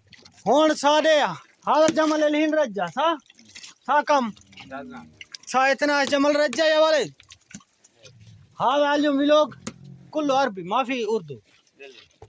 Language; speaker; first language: Arabic; non-native, learner; Saraiki